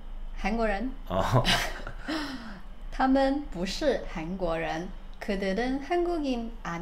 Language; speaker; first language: Korean; non-native, fluent; Chinese